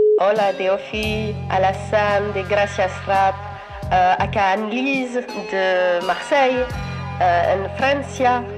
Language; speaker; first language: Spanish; non-native, fluent; French